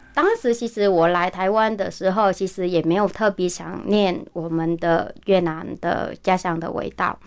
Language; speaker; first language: Chinese; non-native, fluent; Vietnamese